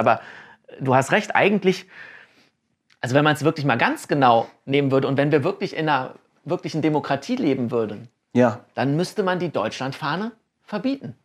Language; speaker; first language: German; native; German